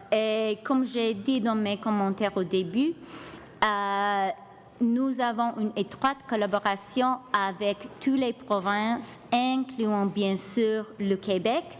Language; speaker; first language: French; non-native, local second language; English